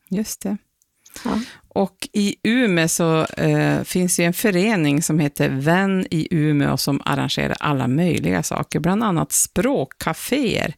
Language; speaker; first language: Swedish; native; Swedish